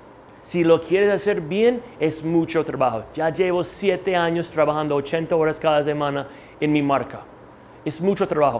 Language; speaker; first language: Spanish; non-native, fluent; English